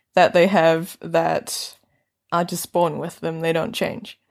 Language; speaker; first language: English; native; English